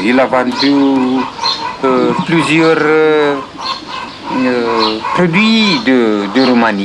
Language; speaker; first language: French; non-native, learner; Romanian